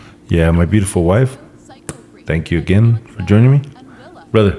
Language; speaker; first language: English; early bilingual, other home language; Spanish